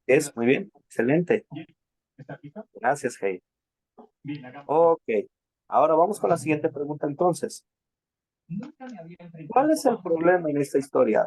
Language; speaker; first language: Spanish; native; Spanish